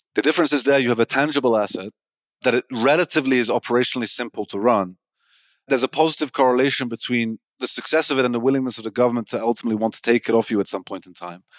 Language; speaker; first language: English; native; English